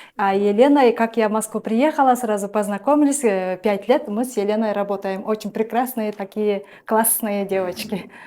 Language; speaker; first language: Russian; non-native, local second language; Kyrgyz